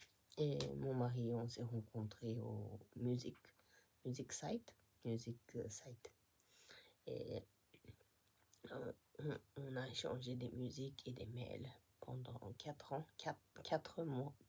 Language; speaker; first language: French; non-native, fluent; Japanese